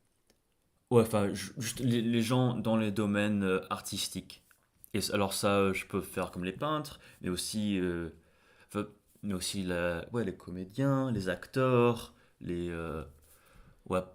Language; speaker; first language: French; non-native, fluent; English